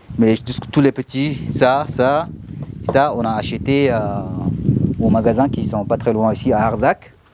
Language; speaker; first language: French; non-native, learner; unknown